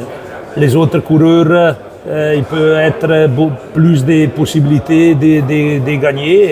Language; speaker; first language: French; non-native, learner; Italian